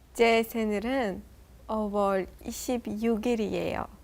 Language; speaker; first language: Korean; non-native, learner; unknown